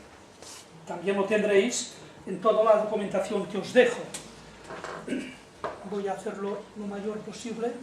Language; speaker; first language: Spanish; native; Spanish